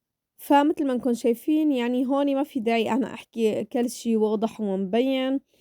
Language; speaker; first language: Arabic; native; Arabic